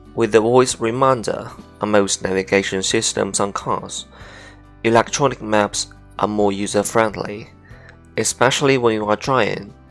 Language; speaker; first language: English; non-native, fluent; Chinese